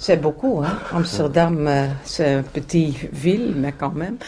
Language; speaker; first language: French; non-native, learner; Dutch